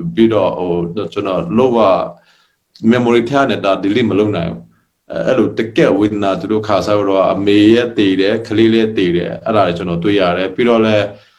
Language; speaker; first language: Burmese; non-native, local second language; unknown